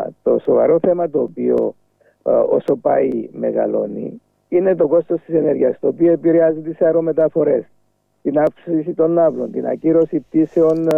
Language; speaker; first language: Greek; native; Greek